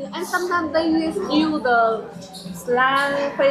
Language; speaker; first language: English; non-native, learner; Vietnamese